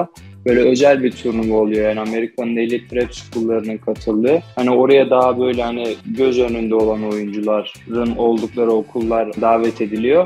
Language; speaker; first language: Turkish; native; Turkish